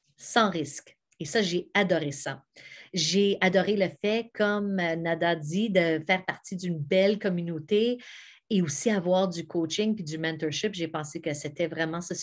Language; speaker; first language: French; native; French